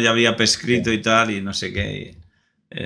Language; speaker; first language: Spanish; native; Spanish